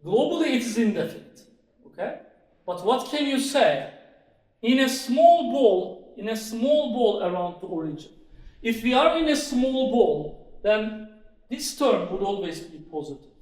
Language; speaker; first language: English; non-native, fluent; Turkish